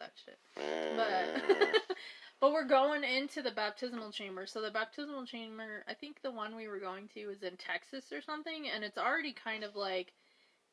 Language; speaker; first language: English; native; English